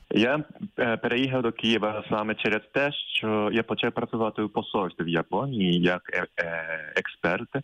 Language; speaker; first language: Ukrainian; non-native, fluent; Japanese